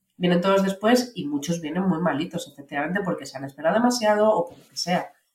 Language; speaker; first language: Spanish; native; Spanish